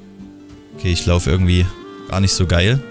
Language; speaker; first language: German; native; German